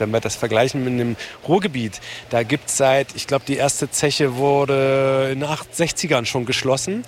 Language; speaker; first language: German; native; German